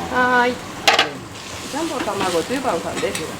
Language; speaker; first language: Japanese; native; Japanese